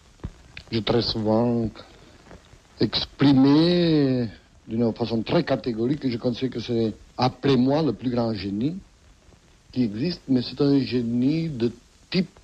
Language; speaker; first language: French; non-native, fluent; Catalan